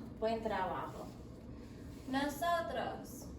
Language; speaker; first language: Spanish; non-native, fluent; English